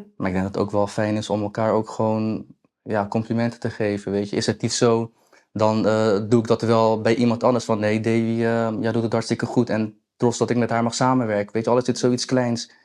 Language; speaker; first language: Dutch; native; Dutch